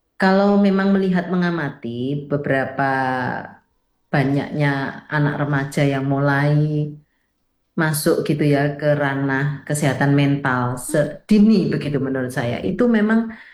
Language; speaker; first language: Indonesian; native; Indonesian